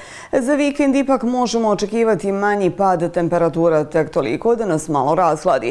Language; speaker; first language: Bosnian; native; Bosnian